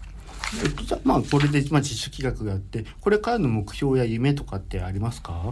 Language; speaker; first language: Japanese; native; Japanese